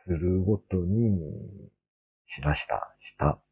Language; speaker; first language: Japanese; non-native, fluent; Korean